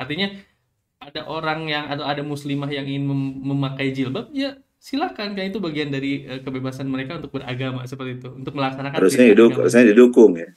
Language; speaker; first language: Indonesian; native; Indonesian